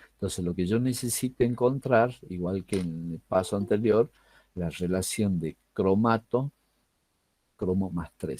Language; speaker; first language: Spanish; native; Spanish